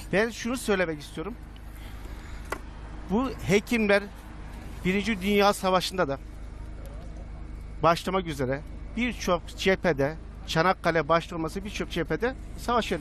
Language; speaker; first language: Turkish; native; Turkish